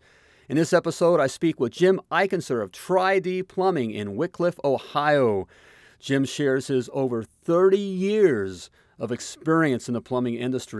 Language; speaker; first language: English; native; English